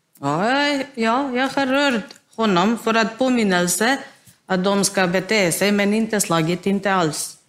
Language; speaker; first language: Swedish; non-native, learner; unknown